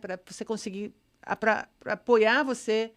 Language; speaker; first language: Portuguese; native; Portuguese